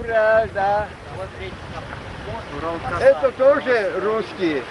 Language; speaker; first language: Russian; non-native, learner; Polish